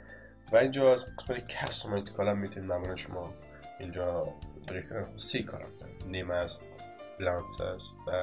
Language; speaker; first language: Persian; native; Persian